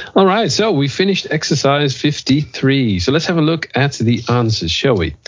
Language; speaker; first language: English; non-native, fluent; Dutch